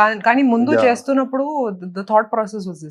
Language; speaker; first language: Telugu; non-native, local second language; Hindi